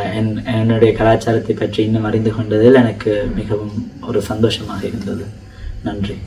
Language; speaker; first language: Tamil; early bilingual, heritage; Tamil